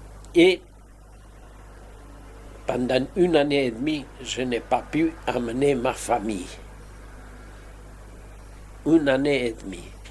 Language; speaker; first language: French; non-native, fluent; Spanish